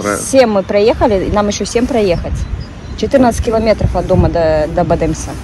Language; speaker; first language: Russian; native; Russian